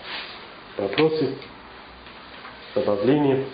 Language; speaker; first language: Russian; non-native, learner; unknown